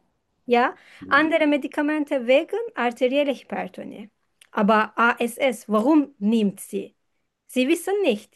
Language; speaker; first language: German; non-native, fluent; Turkish